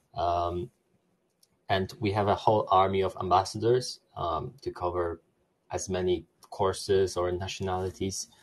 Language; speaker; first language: English; non-native, fluent; Polish